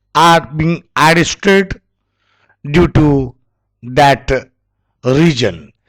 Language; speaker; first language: English; non-native, local second language; Nepali